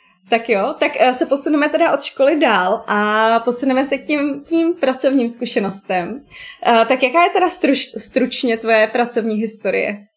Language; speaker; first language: Czech; native; Czech